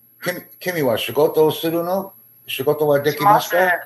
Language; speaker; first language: Japanese; non-native, learner; English